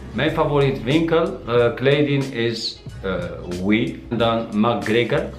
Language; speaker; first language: Dutch; non-native, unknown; Arabic